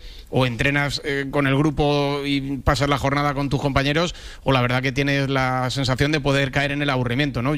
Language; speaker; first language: Spanish; native; Spanish